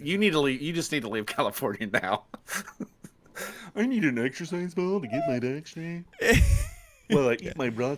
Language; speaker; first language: English; native; English